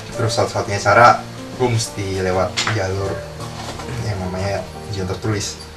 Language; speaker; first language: Indonesian; native; Indonesian